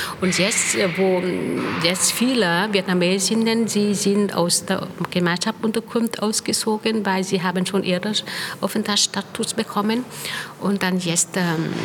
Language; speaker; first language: German; non-native, fluent; Vietnamese